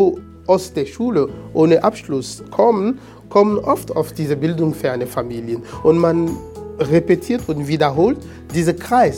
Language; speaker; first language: German; non-native, fluent; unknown